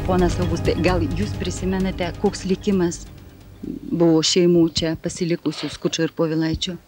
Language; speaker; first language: Lithuanian; native; Lithuanian